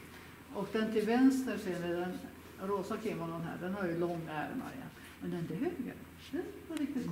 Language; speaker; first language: Swedish; native; Swedish